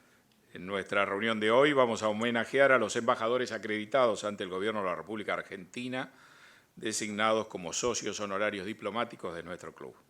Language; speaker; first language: Spanish; native; Spanish